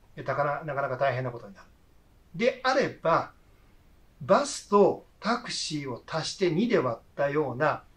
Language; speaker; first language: Japanese; native; Japanese